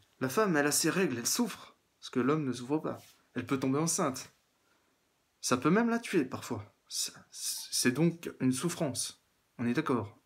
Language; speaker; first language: French; native; French